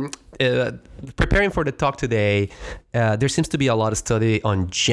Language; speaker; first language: English; non-native, fluent; Spanish